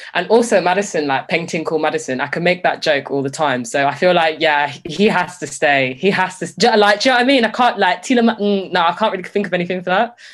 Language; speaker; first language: English; native; English